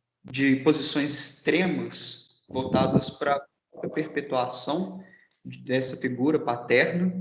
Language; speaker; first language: Portuguese; native; Portuguese